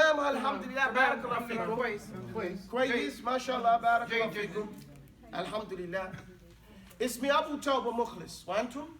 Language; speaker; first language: Arabic; non-native, fluent; English